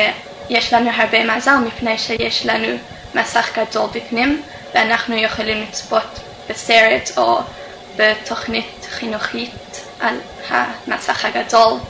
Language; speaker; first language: Hebrew; non-native, fluent; English